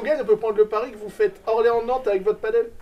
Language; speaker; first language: French; native; French